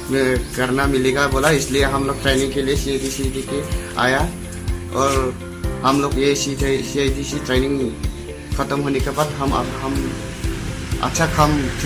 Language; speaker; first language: Hindi; non-native, local second language; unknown